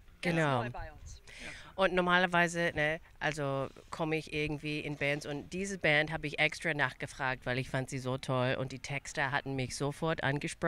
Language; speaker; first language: German; early bilingual, other home language; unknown